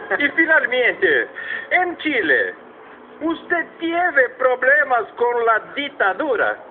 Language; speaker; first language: Spanish; non-native, learner; Portuguese